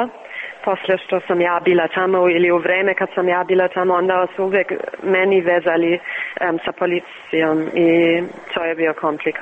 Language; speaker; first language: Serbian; early bilingual, heritage; Serbian